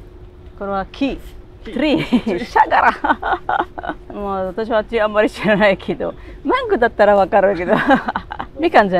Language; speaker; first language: Japanese; non-native, learner; Arabic